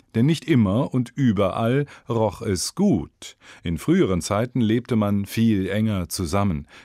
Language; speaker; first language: German; native; German